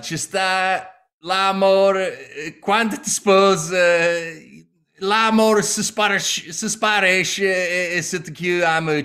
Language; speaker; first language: Italian; early bilingual, heritage; Italian